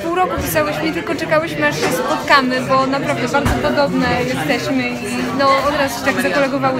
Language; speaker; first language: Polish; native; Polish